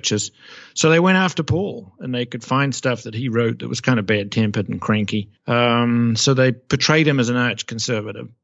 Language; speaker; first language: English; native; English